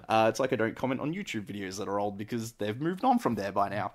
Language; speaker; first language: English; native; English